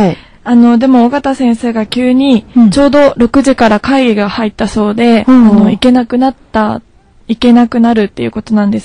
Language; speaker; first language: Japanese; native; Japanese